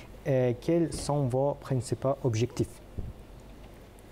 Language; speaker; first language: French; non-native, learner; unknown